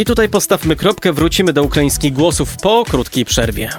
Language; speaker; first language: Polish; native; Polish